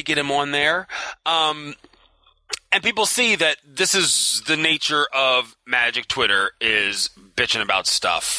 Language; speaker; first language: English; native; English